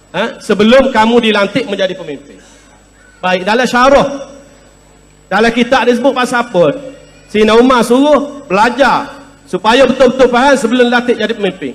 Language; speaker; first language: Malay; native; Malay